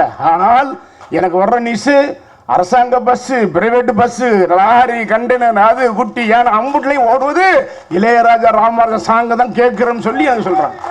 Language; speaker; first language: Tamil; native; Tamil